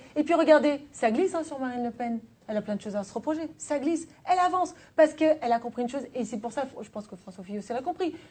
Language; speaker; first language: French; native; French